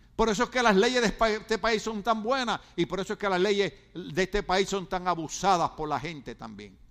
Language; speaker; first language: Spanish; native; Spanish